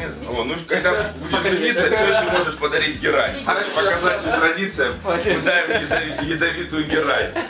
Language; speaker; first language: Russian; native; Russian